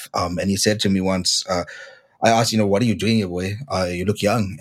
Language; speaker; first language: English; native; English